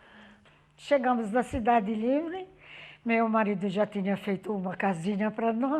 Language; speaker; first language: Portuguese; non-native, fluent; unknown